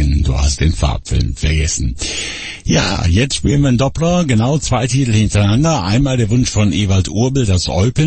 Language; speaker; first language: German; native; German